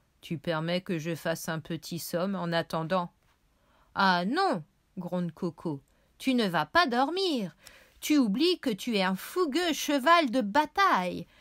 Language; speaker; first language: French; native; French